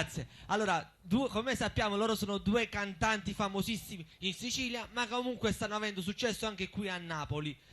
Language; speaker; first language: Italian; native; Italian